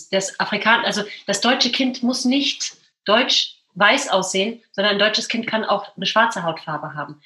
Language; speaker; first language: German; native; German